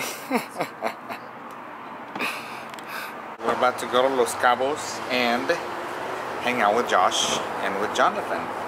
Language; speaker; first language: English; early bilingual, other home language; Spanish